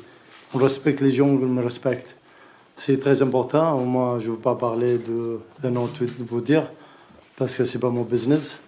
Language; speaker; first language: French; non-native, learner; Arabic